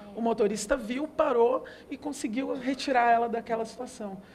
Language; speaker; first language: Portuguese; native; Portuguese